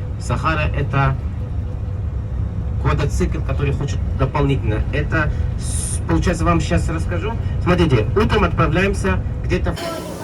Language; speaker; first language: Russian; non-native, learner; Arabic